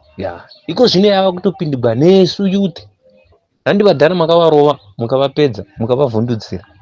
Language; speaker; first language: Shona; non-native, local second language; North Ndebele